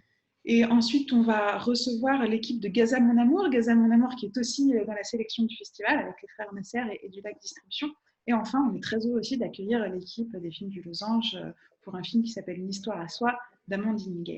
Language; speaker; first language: French; native; French